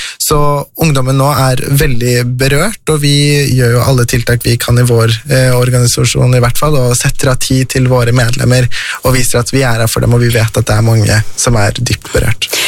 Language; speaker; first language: Norwegian; early bilingual, other home language; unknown